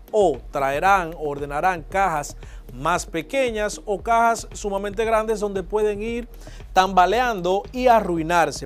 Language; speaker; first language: Spanish; native; Spanish